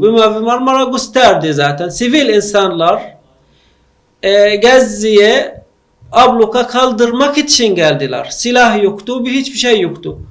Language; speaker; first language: Turkish; non-native, learner; Arabic